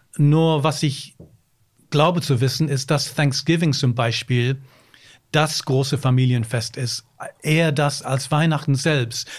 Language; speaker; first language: German; non-native, fluent; English